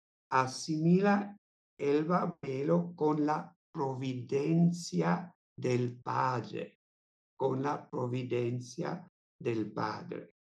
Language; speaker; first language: Spanish; non-native, fluent; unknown